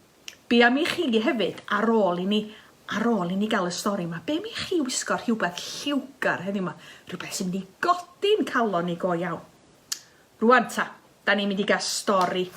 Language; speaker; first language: Welsh; native; Welsh